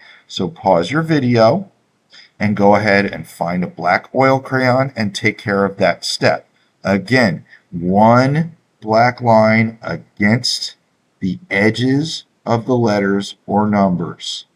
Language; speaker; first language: English; native; English